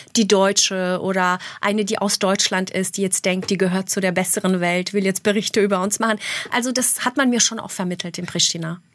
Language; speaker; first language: German; early bilingual, other home language; Albanian